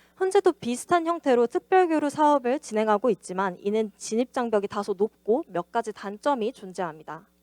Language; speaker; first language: Korean; native; Korean